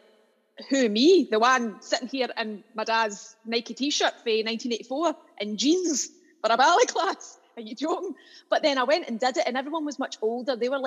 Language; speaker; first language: English; native; English